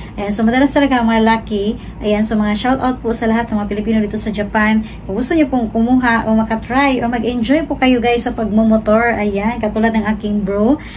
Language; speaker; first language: Filipino; native; Filipino